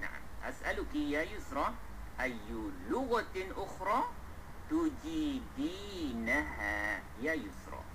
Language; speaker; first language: Arabic; non-native, fluent; Malay